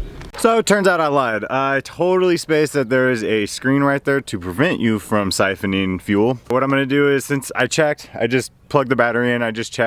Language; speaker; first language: English; native; English